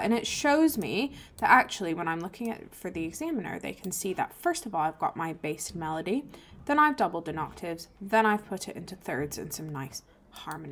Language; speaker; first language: English; native; English